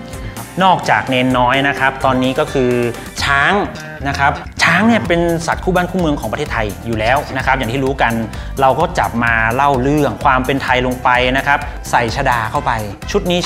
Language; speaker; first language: Thai; native; Thai